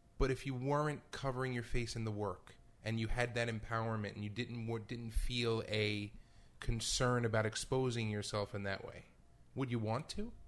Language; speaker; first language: English; native; English